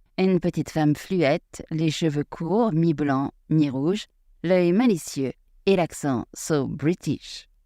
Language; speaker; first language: French; native; French